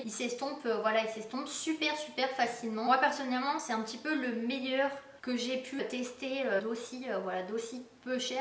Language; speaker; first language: French; native; French